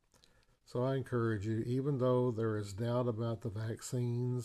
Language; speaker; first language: English; native; English